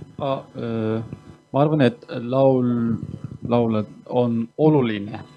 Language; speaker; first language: Estonian; non-native, learner; Kurdish